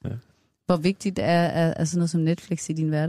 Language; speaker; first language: Danish; native; Danish